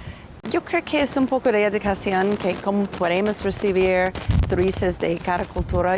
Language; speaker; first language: Spanish; non-native, learner; English